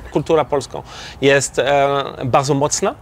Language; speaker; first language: Polish; non-native, learner; French